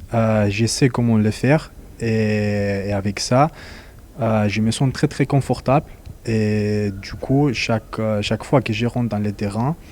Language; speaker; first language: French; non-native, fluent; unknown